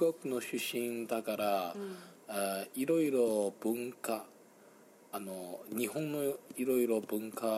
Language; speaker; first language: Japanese; non-native, learner; Chinese